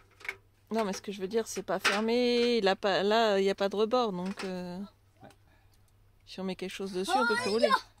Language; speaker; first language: French; native; French